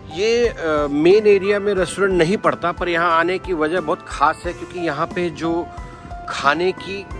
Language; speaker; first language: Hindi; native; Hindi